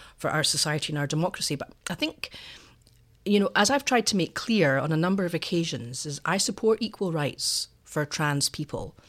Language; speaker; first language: English; native; English